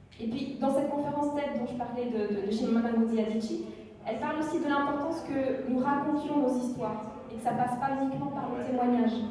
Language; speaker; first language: French; non-native, local second language; Kinyarwanda